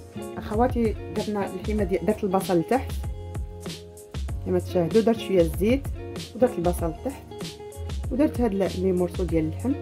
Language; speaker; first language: Arabic; native; Arabic